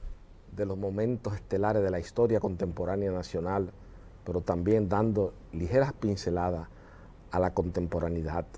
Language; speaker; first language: Spanish; native; Spanish